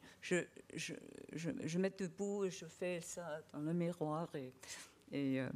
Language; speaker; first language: French; non-native, learner; English